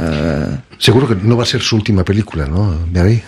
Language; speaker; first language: Spanish; native; Spanish